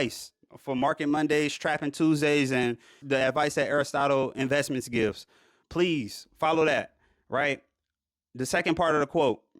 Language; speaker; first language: English; native; English